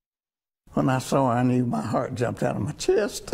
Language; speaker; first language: English; native; English